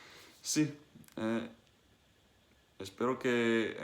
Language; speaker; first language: Spanish; non-native, learner; English